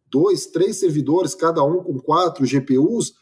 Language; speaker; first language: Portuguese; native; Portuguese